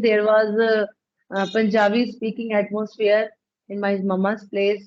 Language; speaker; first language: English; non-native, learner; Punjabi